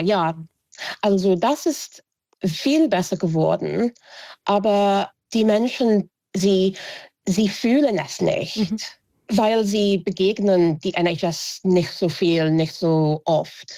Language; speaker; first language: German; non-native, fluent; English